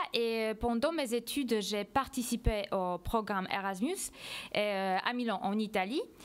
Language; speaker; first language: French; non-native, fluent; Polish